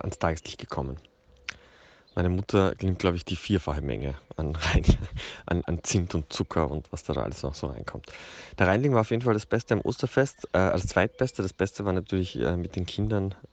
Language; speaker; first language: German; native; German